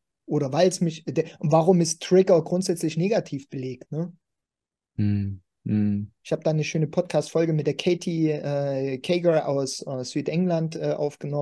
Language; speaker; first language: German; native; German